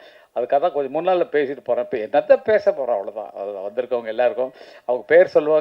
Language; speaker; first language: Tamil; native; Tamil